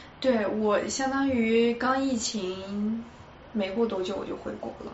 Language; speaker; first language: Chinese; native; Chinese